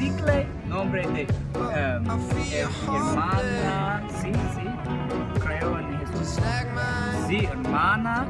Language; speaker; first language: Spanish; non-native, learner; English